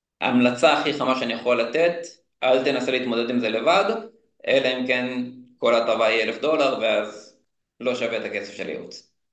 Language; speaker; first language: Hebrew; native; Hebrew